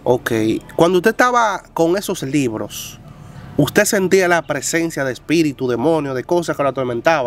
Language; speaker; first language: Spanish; native; Spanish